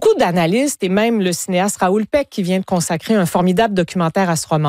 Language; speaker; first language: French; native; French